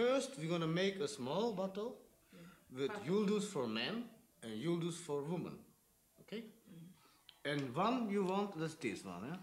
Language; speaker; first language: English; non-native, fluent; Dutch